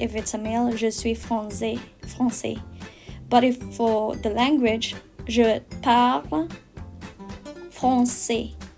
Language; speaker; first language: French; non-native, learner; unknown